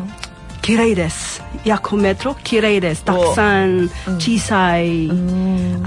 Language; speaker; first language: Japanese; non-native, learner; Filipino